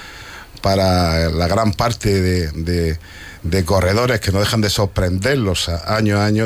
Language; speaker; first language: Spanish; native; Spanish